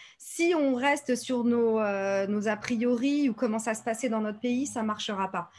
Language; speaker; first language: French; native; French